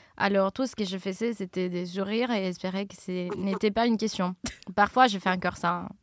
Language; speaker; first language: French; non-native, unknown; Spanish